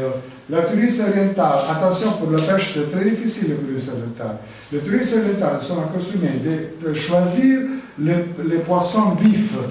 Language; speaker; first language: French; non-native, learner; Italian